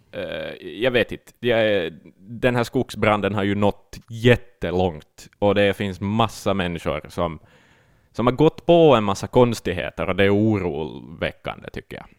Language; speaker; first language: Swedish; native; Swedish